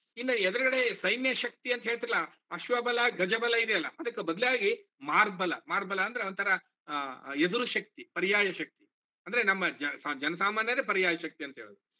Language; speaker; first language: Kannada; native; Kannada